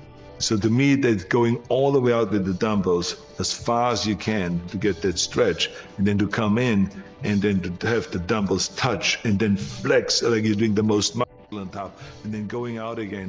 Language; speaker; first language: English; non-native, fluent; German